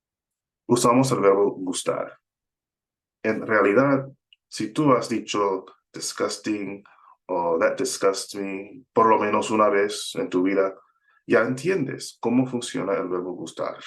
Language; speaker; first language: Spanish; non-native, fluent; English